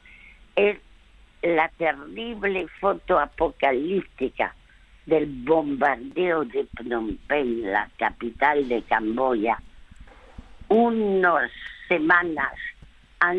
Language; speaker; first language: Spanish; early bilingual, other home language; French